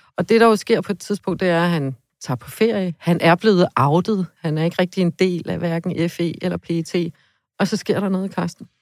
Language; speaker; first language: Danish; native; Danish